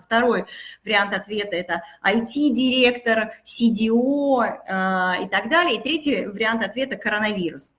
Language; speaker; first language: Russian; native; Russian